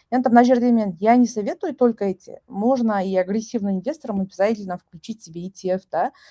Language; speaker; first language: Russian; non-native, local second language; Kazakh